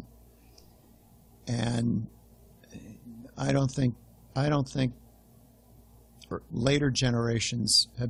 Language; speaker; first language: English; native; English